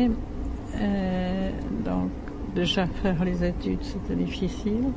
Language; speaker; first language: French; non-native, fluent; Czech